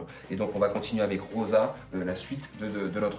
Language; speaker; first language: French; native; French